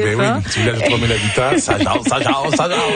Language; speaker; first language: French; native; French